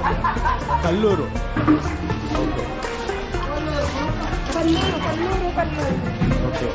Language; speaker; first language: Kannada; non-native, local second language; Tamil